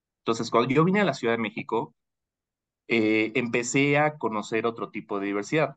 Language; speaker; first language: Spanish; native; Spanish